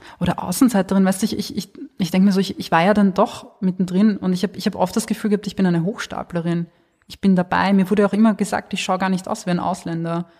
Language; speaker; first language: German; early bilingual, other home language; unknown